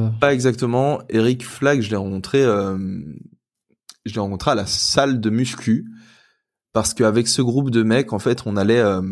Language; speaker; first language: French; native; French